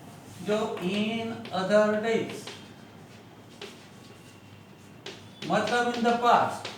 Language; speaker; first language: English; non-native, local second language; Gujarati